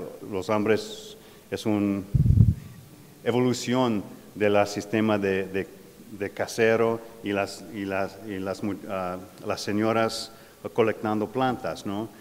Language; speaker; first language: Spanish; non-native, fluent; English